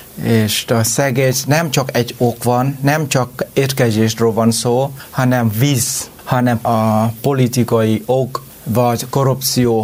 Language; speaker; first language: Hungarian; non-native, learner; Vietnamese